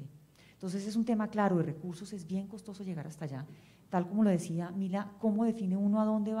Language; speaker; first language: Spanish; native; Spanish